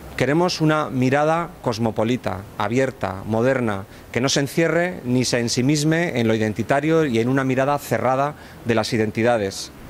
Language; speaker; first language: Spanish; native; Spanish